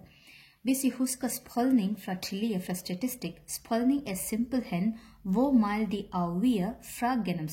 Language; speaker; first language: Danish; non-native, learner; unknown